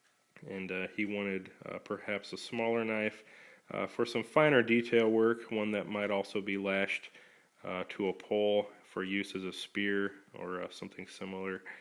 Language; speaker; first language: English; native; English